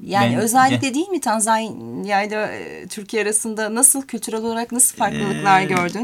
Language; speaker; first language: Turkish; native; Turkish